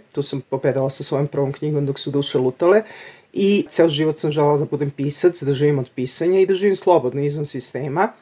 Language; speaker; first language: Serbian; native; Serbian